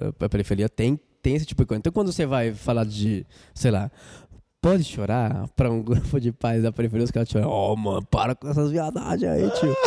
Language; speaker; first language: Portuguese; non-native, fluent; Spanish